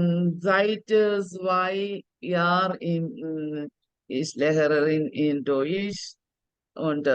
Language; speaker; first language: German; non-native, learner; Malayalam